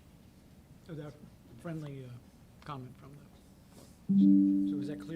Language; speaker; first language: English; native; English